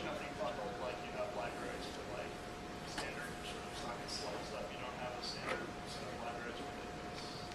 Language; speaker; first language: English; native; English